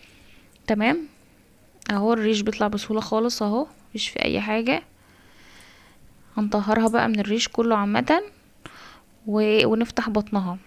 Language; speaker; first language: Arabic; native; Arabic